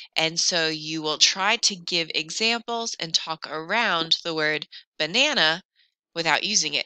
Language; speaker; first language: English; native; English